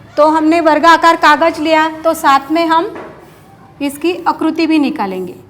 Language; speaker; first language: Hindi; non-native, local second language; Marathi